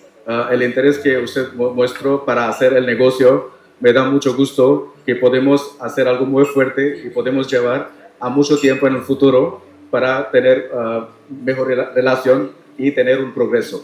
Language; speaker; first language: Spanish; non-native, learner; Tamil